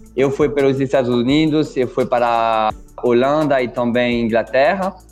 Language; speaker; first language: Portuguese; non-native, fluent; French